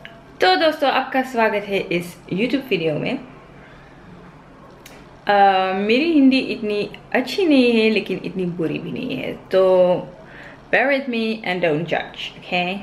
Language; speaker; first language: Hindi; early bilingual, heritage; Hindi